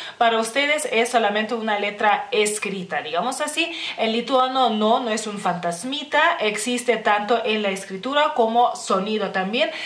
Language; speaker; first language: Spanish; non-native, fluent; Lithuanian